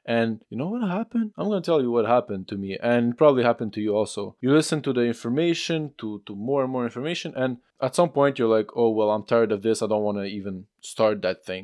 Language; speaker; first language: English; non-native, fluent; French